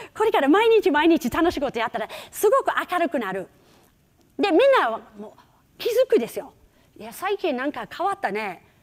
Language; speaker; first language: Japanese; non-native, fluent; English